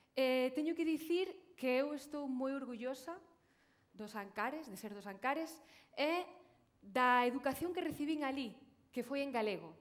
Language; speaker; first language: Galician; native; Galician